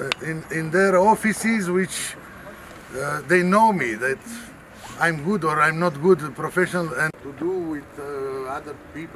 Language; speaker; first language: English; non-native, learner; Romanian